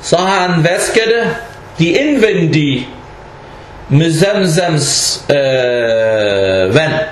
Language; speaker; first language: Danish; non-native, fluent; Arabic